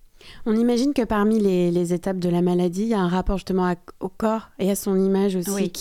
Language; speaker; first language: French; native; French